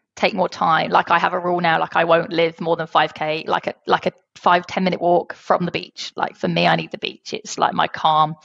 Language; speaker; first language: English; native; English